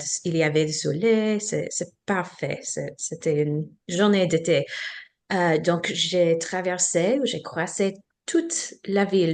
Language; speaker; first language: French; non-native, learner; English